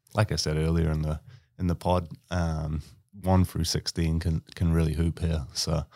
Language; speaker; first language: English; native; English